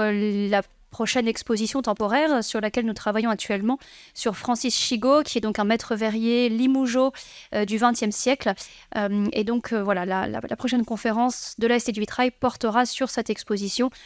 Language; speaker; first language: French; native; French